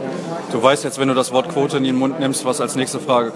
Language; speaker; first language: German; native; German